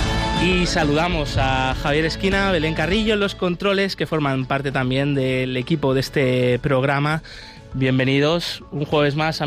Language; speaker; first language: Spanish; native; Spanish